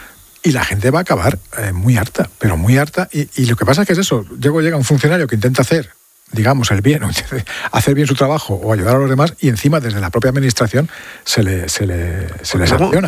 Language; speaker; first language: Spanish; native; Spanish